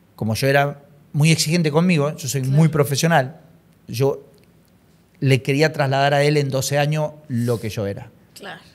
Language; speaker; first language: Spanish; native; Spanish